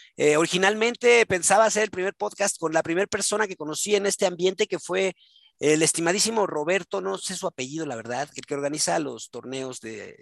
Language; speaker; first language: Spanish; native; Spanish